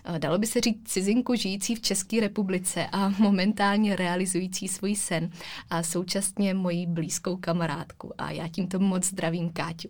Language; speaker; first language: Czech; native; Czech